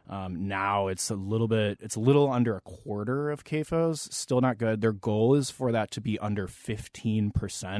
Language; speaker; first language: English; native; English